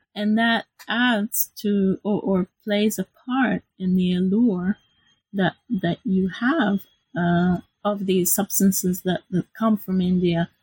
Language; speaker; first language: English; non-native, fluent; Hebrew